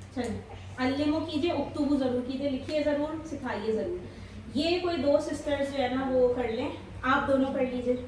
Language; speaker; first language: Urdu; native; Urdu